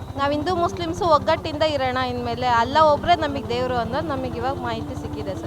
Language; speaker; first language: Kannada; native; Kannada